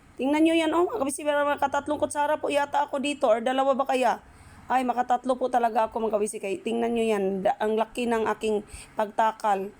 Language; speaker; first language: Filipino; non-native, local second language; Cebuano